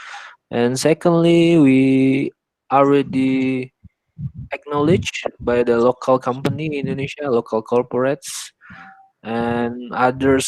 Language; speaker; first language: English; non-native, learner; Indonesian